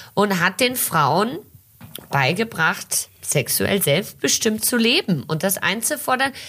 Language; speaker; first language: German; early bilingual, heritage; German